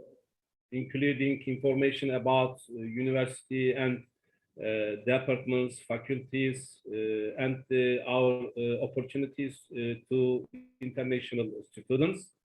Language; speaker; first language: English; non-native, learner; Turkish